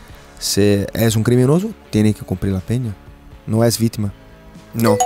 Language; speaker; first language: Spanish; non-native, fluent; Portuguese